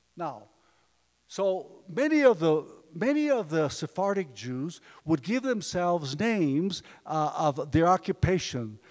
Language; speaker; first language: English; early bilingual, other home language; Spanish